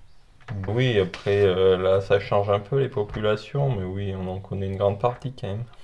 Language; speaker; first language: French; native; French